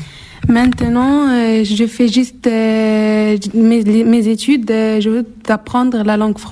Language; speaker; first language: French; non-native, learner; Arabic